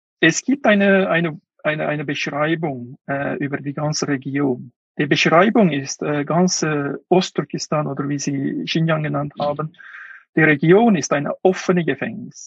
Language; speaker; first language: German; non-native, fluent; Uyghur